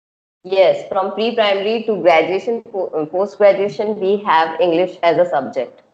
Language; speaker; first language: English; non-native, local second language; Hindi